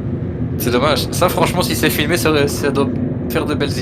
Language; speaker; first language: French; native; French